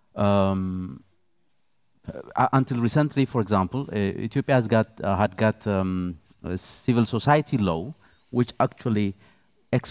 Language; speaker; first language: English; non-native, fluent; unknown